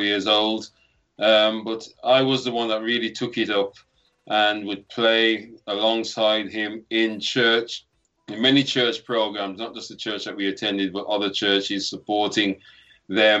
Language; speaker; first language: English; native; English